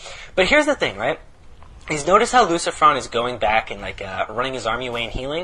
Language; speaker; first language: English; native; English